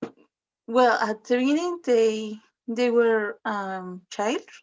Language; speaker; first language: English; non-native, learner; Spanish